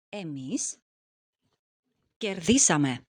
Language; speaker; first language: Greek; non-native, fluent; Russian